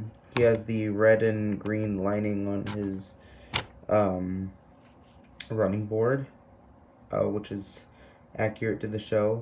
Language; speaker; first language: English; native; English